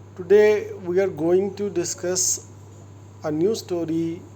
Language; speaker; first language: English; non-native, local second language; Punjabi